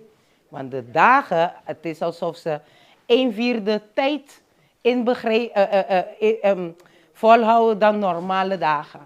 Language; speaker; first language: Dutch; non-native, local second language; Papiamento